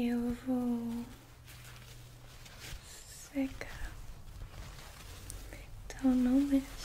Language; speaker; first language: Portuguese; non-native, learner; English